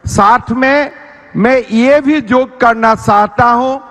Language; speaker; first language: Hindi; non-native, local second language; Assamese